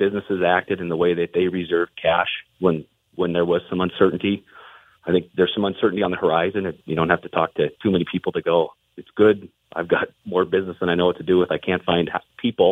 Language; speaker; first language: English; native; English